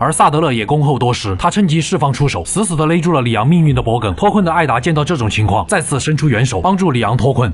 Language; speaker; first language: Chinese; native; Chinese